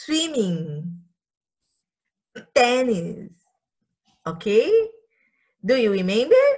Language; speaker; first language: English; non-native, learner; Portuguese